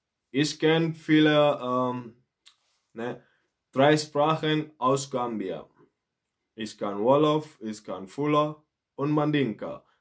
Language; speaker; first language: German; non-native, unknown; Mandingo